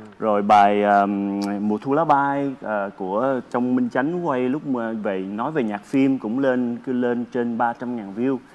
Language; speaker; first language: Vietnamese; early bilingual, heritage; Vietnamese